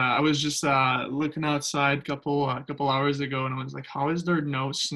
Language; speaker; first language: English; non-native, fluent; French